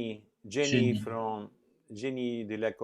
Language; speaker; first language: French; non-native, fluent; Spanish